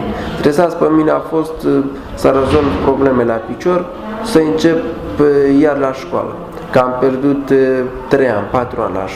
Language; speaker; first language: Romanian; non-native, learner; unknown